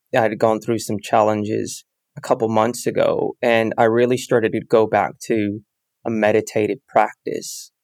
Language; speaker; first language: English; native; English